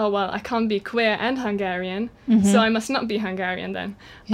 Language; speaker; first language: English; non-native, fluent; Hungarian